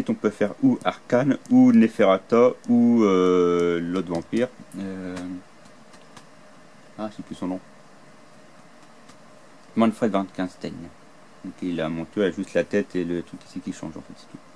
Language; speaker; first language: French; native; French